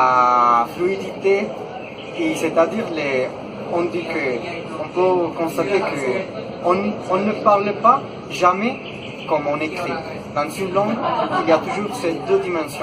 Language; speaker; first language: French; non-native, fluent; Spanish